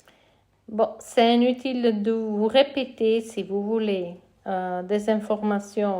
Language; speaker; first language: French; non-native, fluent; Italian